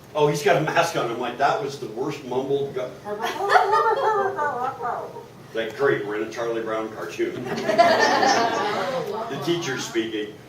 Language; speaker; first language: English; native; English